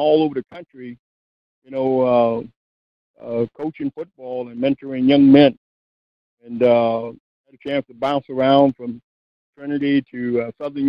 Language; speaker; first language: English; native; English